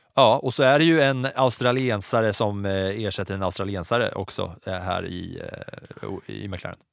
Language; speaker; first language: Swedish; native; Swedish